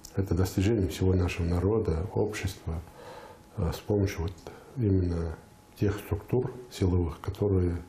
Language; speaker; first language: Russian; non-native, local second language; Ingush